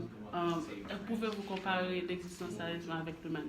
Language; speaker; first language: French; non-native, learner; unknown